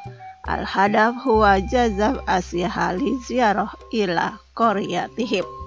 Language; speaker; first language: Arabic; non-native, fluent; Indonesian